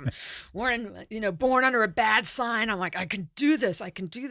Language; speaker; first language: English; native; English